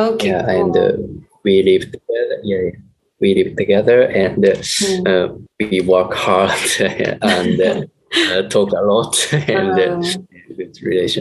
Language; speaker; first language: English; non-native, learner; Japanese